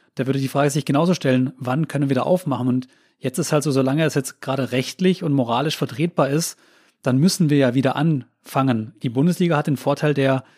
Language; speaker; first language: German; native; German